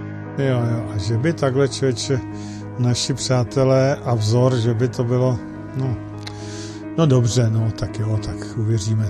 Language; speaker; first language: Czech; native; Czech